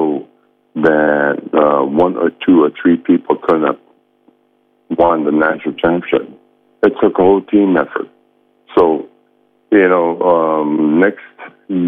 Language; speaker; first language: English; early bilingual, other home language; Samoan